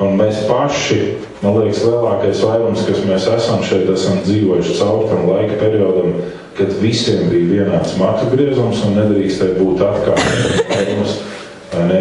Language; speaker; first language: Latvian; native; Latvian